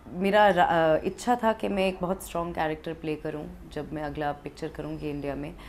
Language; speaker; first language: Hindi; early bilingual, heritage; Hindi